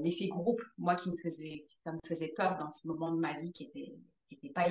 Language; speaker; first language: French; native; French